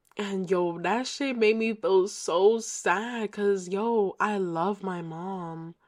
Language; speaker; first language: English; native; English